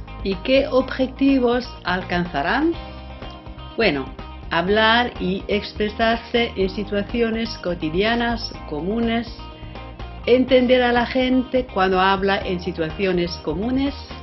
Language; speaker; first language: Spanish; non-native, fluent; Italian